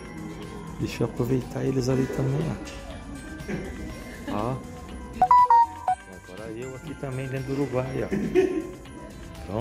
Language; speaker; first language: Portuguese; native; Portuguese